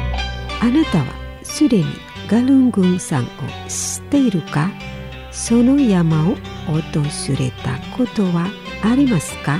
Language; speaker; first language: Japanese; non-native, fluent; Indonesian